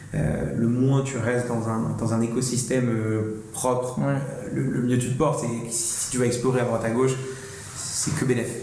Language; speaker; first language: French; native; French